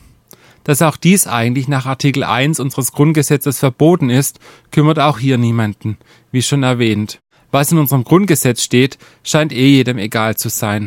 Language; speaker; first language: German; native; German